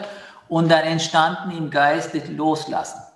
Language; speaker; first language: German; non-native, fluent; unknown